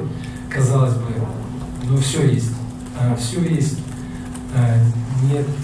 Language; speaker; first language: Russian; native; Russian